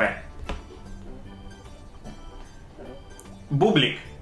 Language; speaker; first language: Japanese; non-native, fluent; Russian